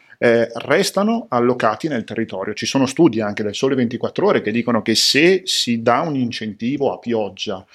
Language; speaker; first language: Italian; native; Italian